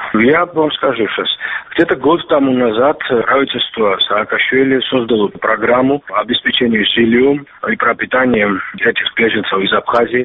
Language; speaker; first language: Russian; non-native, local second language; Georgian